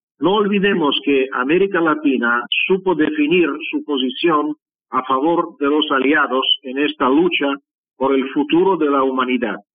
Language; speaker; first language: Spanish; non-native, fluent; Russian